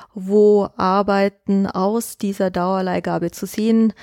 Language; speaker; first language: German; native; German